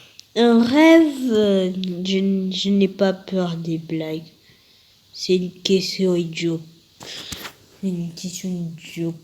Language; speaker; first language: French; native; French